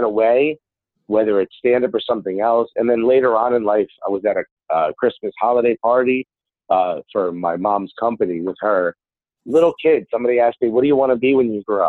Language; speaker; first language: English; early bilingual, other home language; Spanish